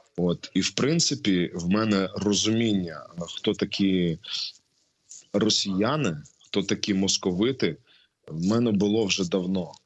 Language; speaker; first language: Ukrainian; non-native, local second language; Russian